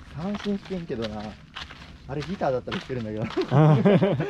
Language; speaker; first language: Japanese; native; Japanese